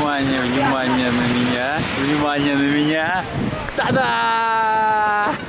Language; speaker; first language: Russian; native; Russian